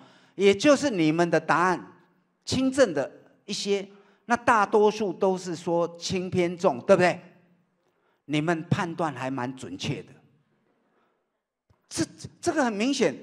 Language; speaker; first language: Chinese; native; Chinese